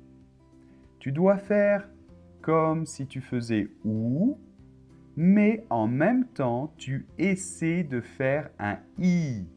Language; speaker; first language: French; native; French